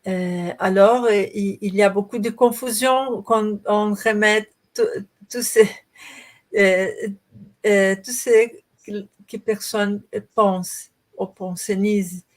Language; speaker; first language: French; non-native, learner; Portuguese